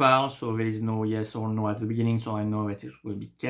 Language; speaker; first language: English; non-native, fluent; French